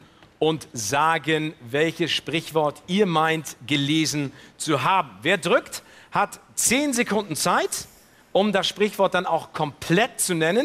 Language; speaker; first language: German; native; German